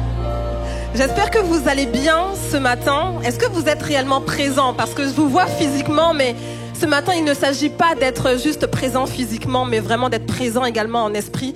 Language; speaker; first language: French; native; French